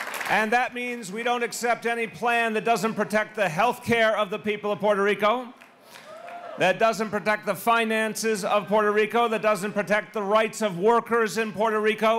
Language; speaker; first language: English; native; English